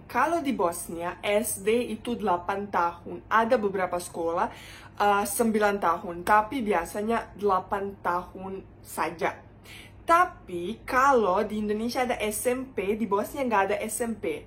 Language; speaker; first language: Indonesian; non-native, fluent; Bosnian